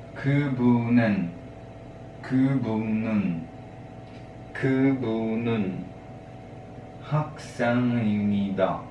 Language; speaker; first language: Korean; non-native, learner; Italian